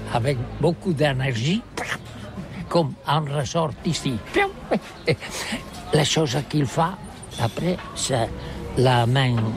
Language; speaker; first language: French; non-native, local second language; Catalan